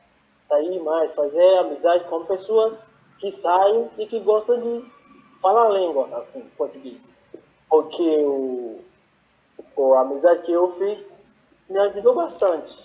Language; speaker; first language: Portuguese; non-native, fluent; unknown